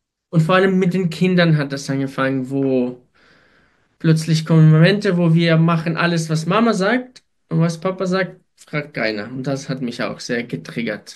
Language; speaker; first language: German; non-native, fluent; Ukrainian